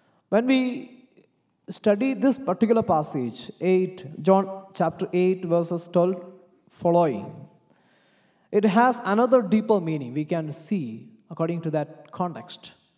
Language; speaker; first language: English; non-native, local second language; Malayalam